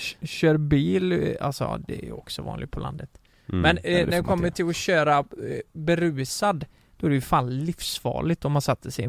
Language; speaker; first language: Swedish; native; Swedish